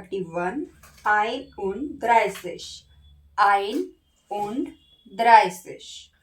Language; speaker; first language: German; non-native, fluent; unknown